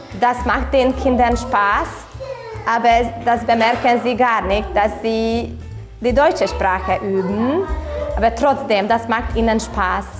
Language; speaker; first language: German; non-native, local second language; Hungarian